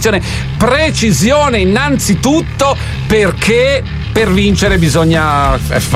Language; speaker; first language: Italian; native; Italian